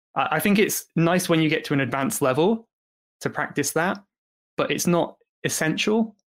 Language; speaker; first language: English; native; English